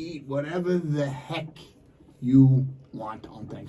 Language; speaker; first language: English; native; English